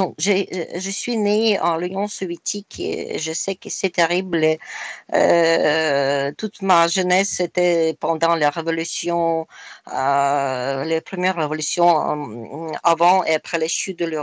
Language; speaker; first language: French; non-native, fluent; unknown